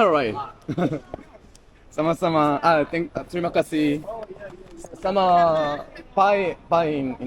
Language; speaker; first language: Indonesian; non-native, learner; Korean